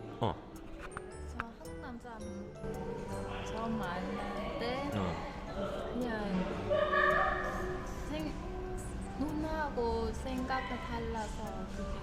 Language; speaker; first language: Korean; non-native, learner; Vietnamese